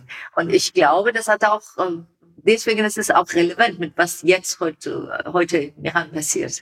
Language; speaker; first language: German; non-native, learner; Persian